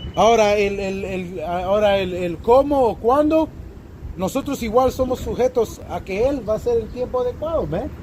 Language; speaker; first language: Spanish; early bilingual, other home language; English